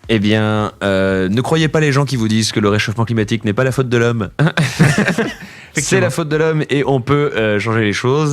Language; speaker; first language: French; native; French